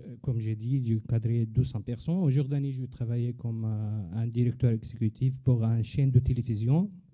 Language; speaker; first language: French; non-native, learner; Arabic